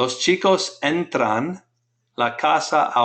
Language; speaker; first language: Spanish; non-native, fluent; English